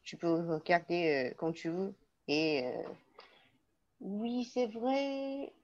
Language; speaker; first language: French; non-native, learner; Chinese